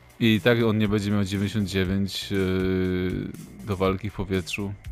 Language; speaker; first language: Polish; native; Polish